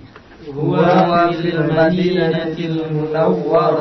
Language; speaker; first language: Arabic; non-native, learner; Indonesian